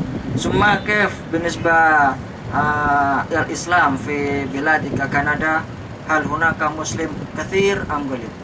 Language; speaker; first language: Arabic; non-native, learner; Indonesian